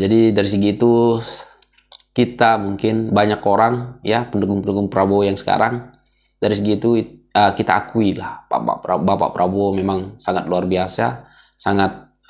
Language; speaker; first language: Indonesian; native; Indonesian